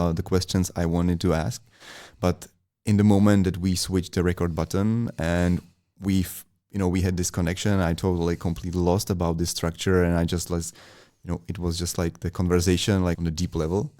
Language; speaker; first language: English; non-native, fluent; Czech